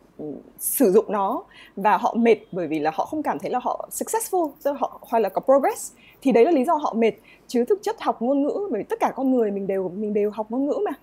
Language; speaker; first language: Vietnamese; native; Vietnamese